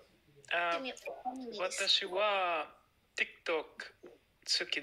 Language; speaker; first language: Japanese; non-native, learner; Spanish